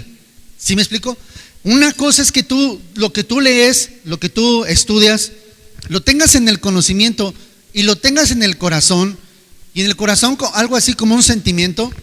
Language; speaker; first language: Spanish; native; Spanish